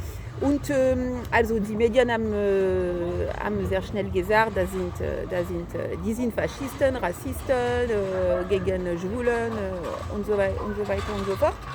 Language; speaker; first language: German; non-native, fluent; French